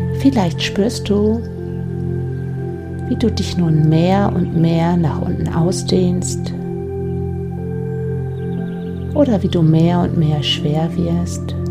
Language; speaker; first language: German; native; German